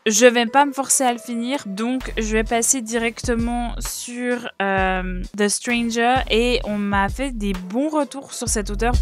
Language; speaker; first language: French; native; French